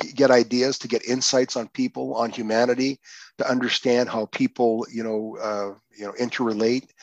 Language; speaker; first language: English; non-native, fluent; Croatian